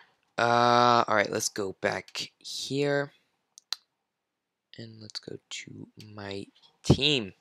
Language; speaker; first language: English; non-native, fluent; French